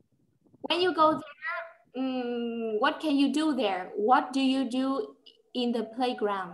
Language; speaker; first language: English; non-native, fluent; Vietnamese